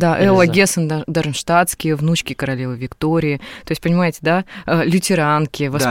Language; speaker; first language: Russian; native; Russian